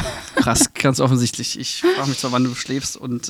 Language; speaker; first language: German; native; German